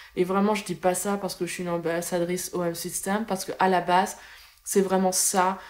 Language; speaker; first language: French; native; French